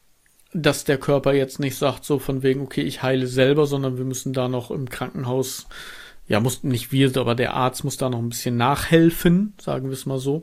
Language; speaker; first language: German; native; German